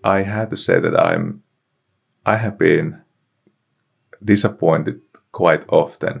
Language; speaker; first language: English; non-native, fluent; Finnish